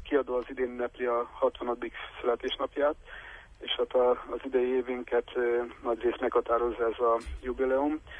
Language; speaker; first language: Hungarian; native; Hungarian